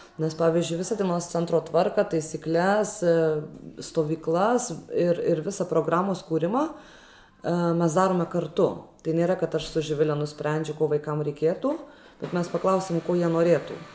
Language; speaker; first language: Lithuanian; native; Lithuanian